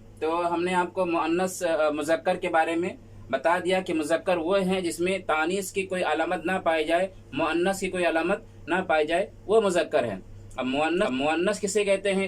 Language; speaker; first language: Urdu; native; Urdu